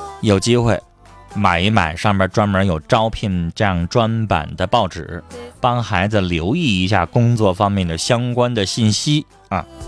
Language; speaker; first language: Chinese; native; Chinese